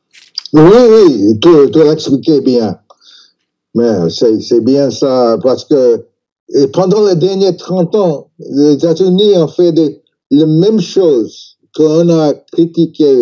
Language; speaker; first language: French; non-native, learner; English